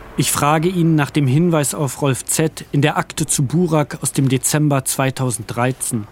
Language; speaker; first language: German; native; German